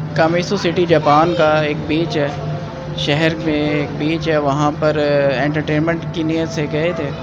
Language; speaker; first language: Urdu; non-native, local second language; Punjabi